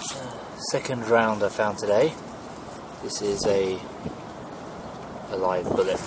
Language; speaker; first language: English; native; English